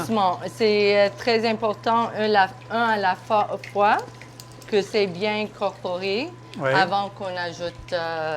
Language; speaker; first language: French; non-native, local second language; English